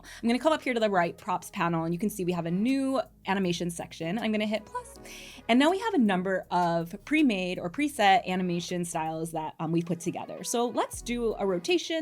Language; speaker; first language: English; native; English